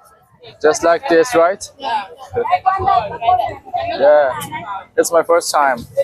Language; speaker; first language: English; non-native, learner; Mongolian